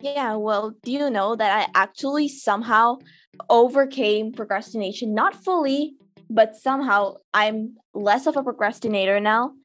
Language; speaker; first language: English; non-native, local second language; Urdu